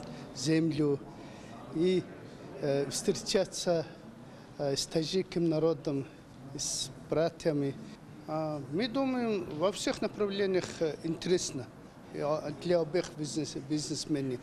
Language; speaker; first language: Russian; non-native, learner; Mongolian